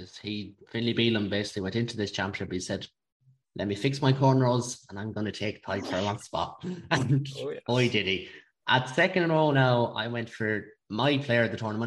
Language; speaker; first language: English; native; English